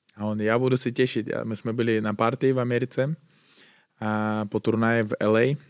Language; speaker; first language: Czech; non-native, fluent; Uzbek